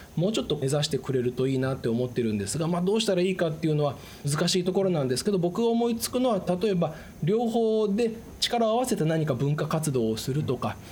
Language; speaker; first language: Japanese; early bilingual, other home language; Chinese